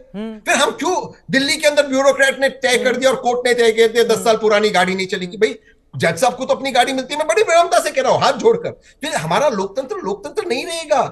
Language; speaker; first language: Hindi; non-native, local second language; Marathi